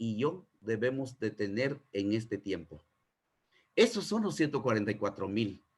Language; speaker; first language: Spanish; native; Spanish